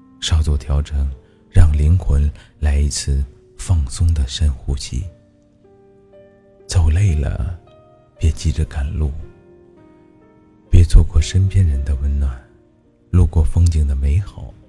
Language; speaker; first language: Chinese; native; Chinese